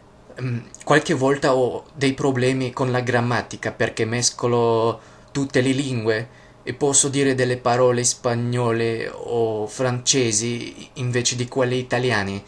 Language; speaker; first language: Italian; non-native, fluent; Russian